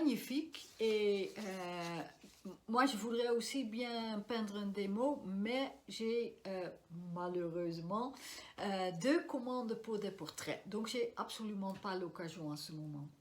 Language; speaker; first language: French; non-native, fluent; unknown